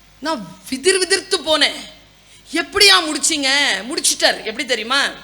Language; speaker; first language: Tamil; non-native, local second language; Urdu